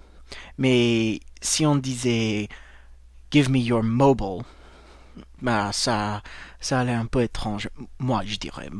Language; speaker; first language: French; non-native, fluent; English